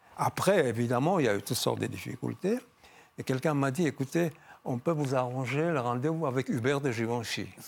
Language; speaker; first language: French; non-native, fluent; Georgian